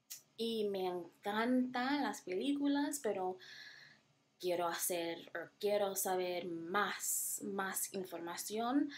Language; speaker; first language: Spanish; non-native, learner; English